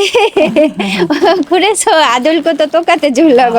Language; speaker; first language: Korean; non-native, fluent; Bangla